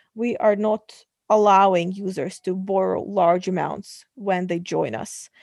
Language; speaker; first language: English; non-native, fluent; Russian